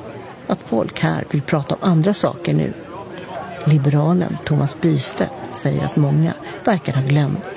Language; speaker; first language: Swedish; native; Swedish